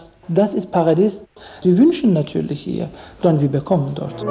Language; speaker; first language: German; non-native, learner; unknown